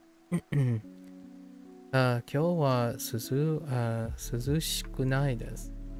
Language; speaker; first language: Japanese; non-native, learner; English